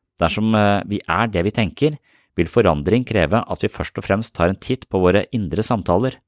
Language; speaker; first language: Norwegian; native; Norwegian